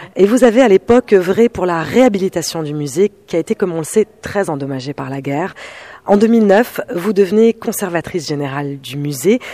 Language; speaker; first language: French; non-native, local second language; Arabic